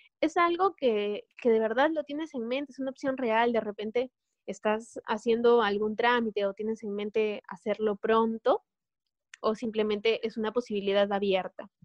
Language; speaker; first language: Spanish; native; Spanish